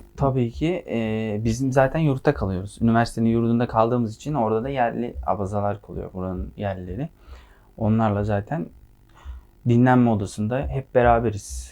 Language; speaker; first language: Turkish; native; Turkish